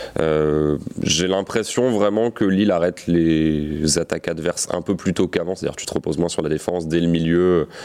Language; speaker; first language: French; native; French